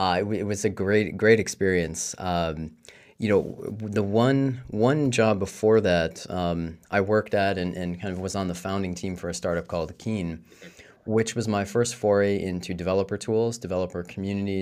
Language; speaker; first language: English; native; English